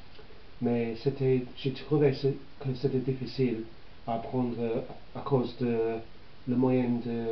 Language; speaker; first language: French; non-native, learner; English